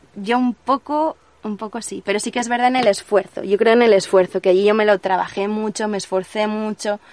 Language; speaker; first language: Spanish; native; Spanish